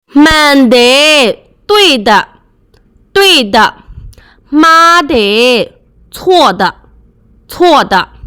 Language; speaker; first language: Chinese; non-native, fluent; Burmese